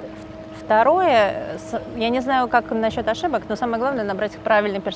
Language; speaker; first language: Russian; native; Russian